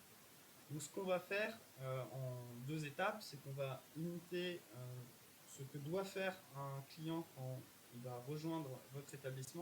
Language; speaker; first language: French; native; French